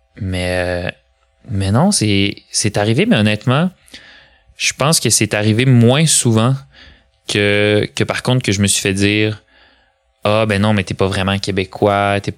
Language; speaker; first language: French; early bilingual, other home language; Arabic